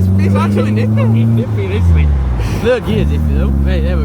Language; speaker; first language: English; native; English